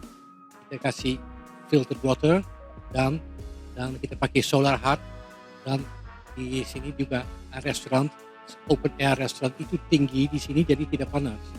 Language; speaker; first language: Indonesian; non-native, fluent; Dutch